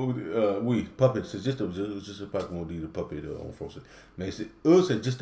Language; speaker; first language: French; non-native, learner; English